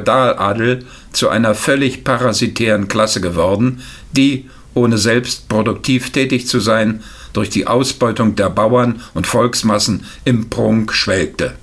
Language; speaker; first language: German; native; German